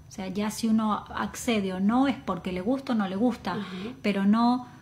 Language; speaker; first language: Spanish; native; Spanish